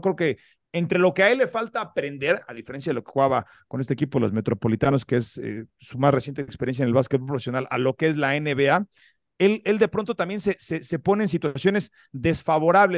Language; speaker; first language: Spanish; native; Spanish